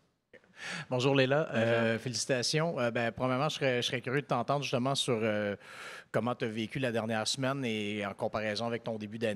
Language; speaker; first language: French; native; French